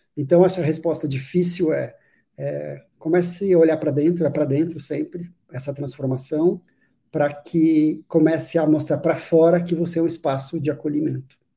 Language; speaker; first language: Portuguese; native; Portuguese